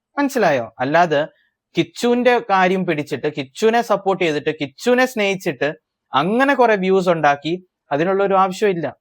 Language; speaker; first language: Malayalam; early bilingual, heritage; Malayalam